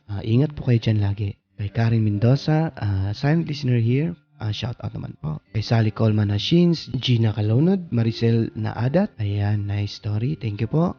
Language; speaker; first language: Filipino; non-native, local second language; Cebuano